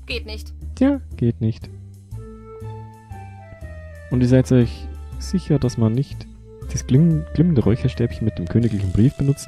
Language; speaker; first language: German; native; German